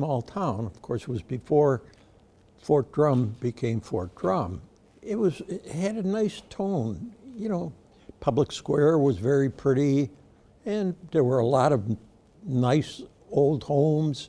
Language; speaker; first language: English; native; English